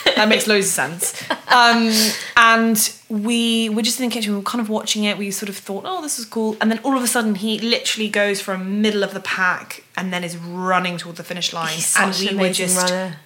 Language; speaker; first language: English; native; English